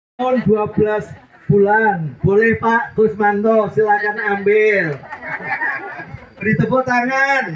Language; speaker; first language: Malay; non-native, local second language; Javanese